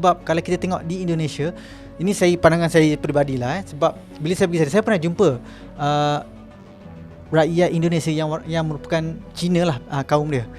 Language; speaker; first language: Malay; native; Malay